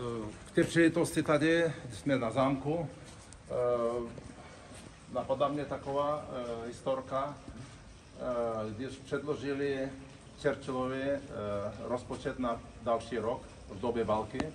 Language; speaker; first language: Czech; non-native, fluent; Romanian